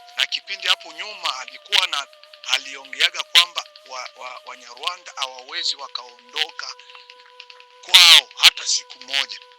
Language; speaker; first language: Swahili; native; Swahili